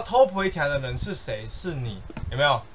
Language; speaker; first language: Chinese; native; Chinese